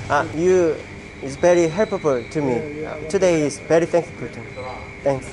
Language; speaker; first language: English; non-native, learner; Korean